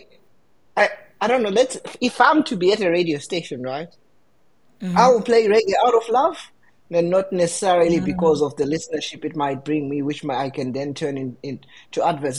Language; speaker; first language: English; non-native, local second language; Shona